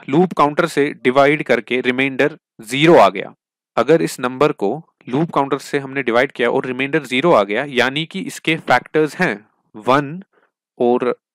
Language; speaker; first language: Hindi; non-native, local second language; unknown